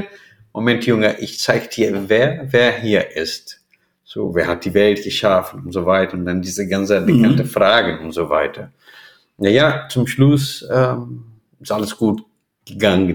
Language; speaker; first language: German; non-native, fluent; Portuguese